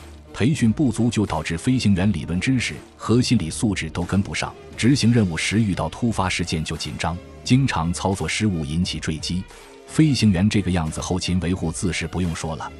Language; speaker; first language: Chinese; native; Chinese